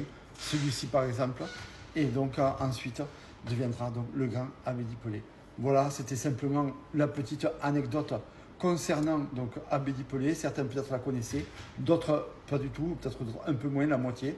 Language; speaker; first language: French; native; French